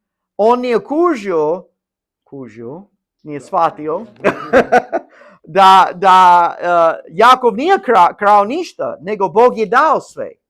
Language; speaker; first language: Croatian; non-native, learner; English